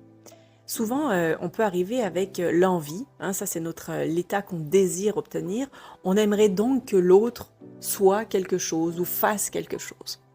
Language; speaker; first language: French; native; French